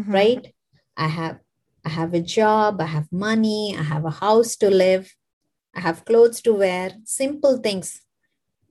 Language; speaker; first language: English; non-native, local second language; Kannada